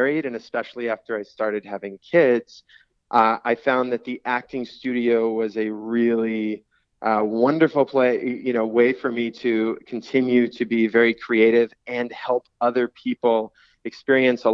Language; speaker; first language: English; native; English